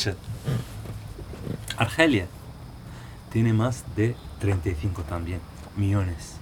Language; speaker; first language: Spanish; non-native, local second language; Arabic